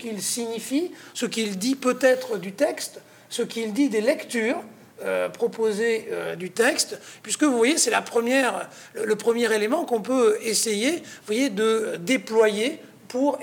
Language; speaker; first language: French; native; French